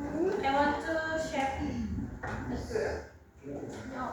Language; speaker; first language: English; non-native, learner; Indonesian